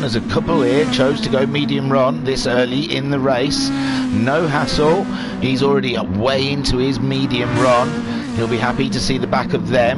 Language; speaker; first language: English; native; English